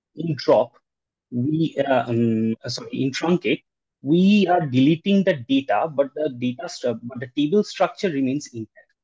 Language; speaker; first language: English; non-native, local second language; Bangla